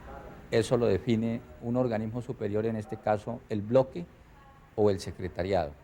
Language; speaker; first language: Spanish; native; Spanish